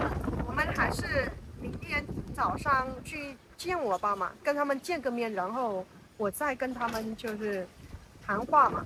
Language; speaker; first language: Chinese; non-native, fluent; Vietnamese